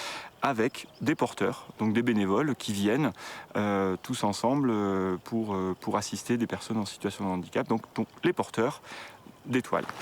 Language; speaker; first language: French; native; French